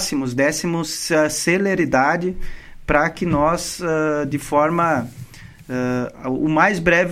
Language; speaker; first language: Portuguese; native; Portuguese